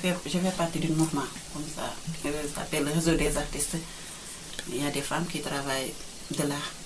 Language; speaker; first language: French; non-native, local second language; Wolof